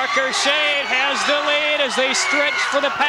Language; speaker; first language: English; native; English